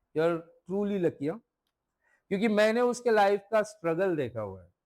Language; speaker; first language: Hindi; non-native, local second language; Marathi